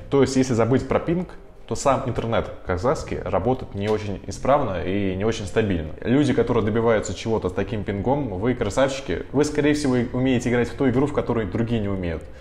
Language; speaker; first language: Russian; native; Russian